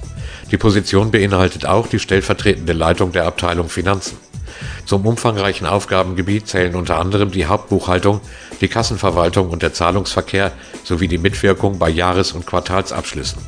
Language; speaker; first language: German; native; German